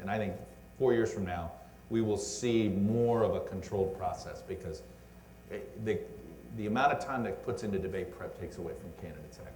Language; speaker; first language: English; native; English